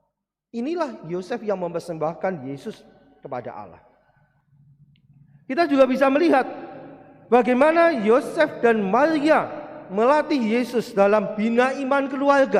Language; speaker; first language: Indonesian; non-native, local second language; Javanese